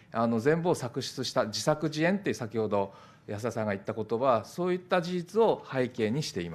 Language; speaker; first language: Japanese; native; Japanese